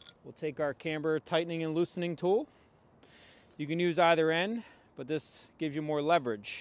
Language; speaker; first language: English; native; English